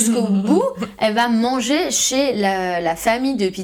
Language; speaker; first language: French; native; French